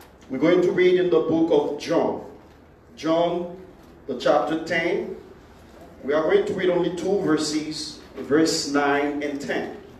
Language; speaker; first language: English; non-native, fluent; Haitian Creole